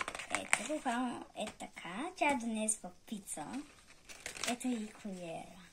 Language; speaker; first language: Bulgarian; early bilingual, heritage; Bulgarian